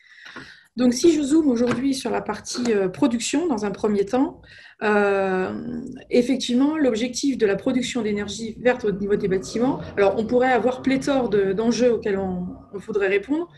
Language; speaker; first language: French; native; French